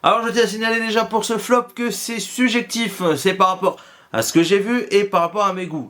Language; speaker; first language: French; native; French